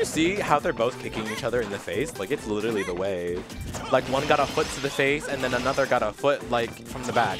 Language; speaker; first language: English; native; English